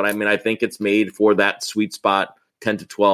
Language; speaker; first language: English; native; English